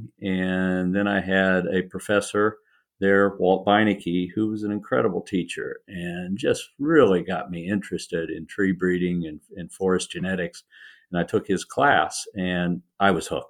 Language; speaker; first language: English; native; English